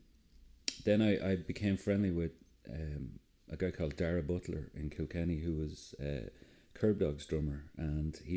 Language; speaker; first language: English; native; English